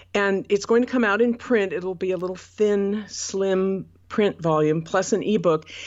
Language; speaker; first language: English; native; English